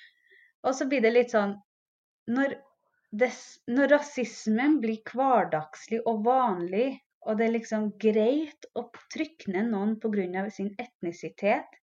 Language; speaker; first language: Norwegian; non-native, local second language; Northern Sami